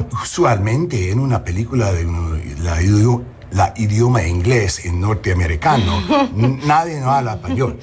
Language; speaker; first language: Spanish; non-native, learner; English